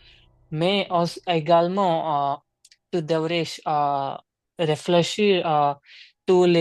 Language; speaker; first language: French; non-native, learner; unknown